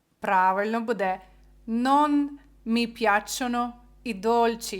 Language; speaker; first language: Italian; non-native, fluent; Ukrainian